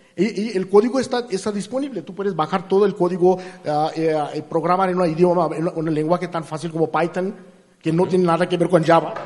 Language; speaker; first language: Spanish; non-native, fluent; Marathi